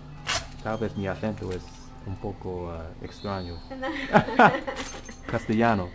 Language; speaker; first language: Spanish; non-native, learner; English